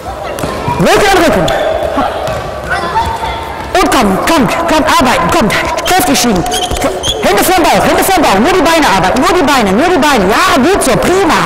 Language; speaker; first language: German; native; German